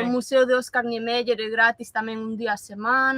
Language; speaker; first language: Portuguese; non-native, learner; Galician